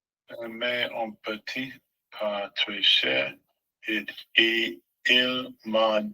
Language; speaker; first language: French; non-native, learner; English